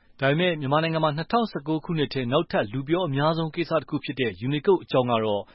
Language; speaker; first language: Burmese; native; Burmese